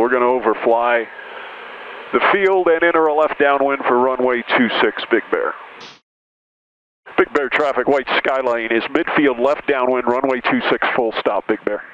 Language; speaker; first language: English; native; English